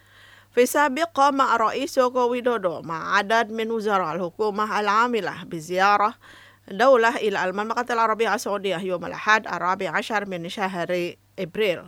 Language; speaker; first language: Arabic; non-native, fluent; Indonesian